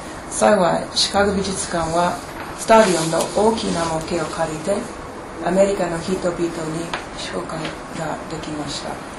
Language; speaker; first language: Japanese; non-native, fluent; English